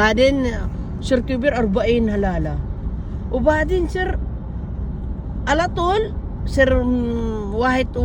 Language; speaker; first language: Arabic; non-native, learner; Filipino